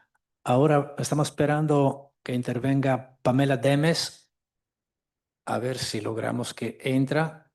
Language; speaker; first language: Spanish; non-native, fluent; Italian